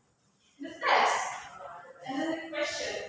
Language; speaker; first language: English; non-native, fluent; Indonesian